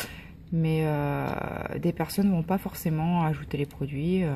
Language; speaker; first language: French; native; French